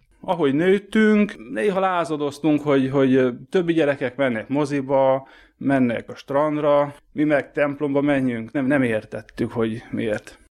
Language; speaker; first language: Hungarian; native; Hungarian